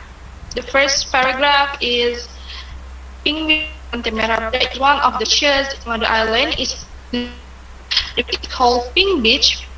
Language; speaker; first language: English; non-native, learner; Indonesian